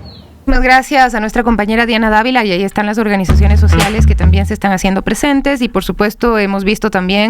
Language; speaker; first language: Spanish; native; Spanish